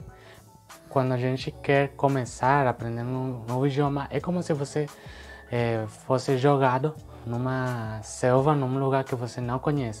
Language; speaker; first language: Portuguese; non-native, fluent; Spanish